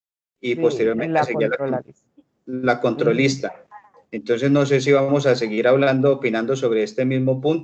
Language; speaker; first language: Spanish; native; Spanish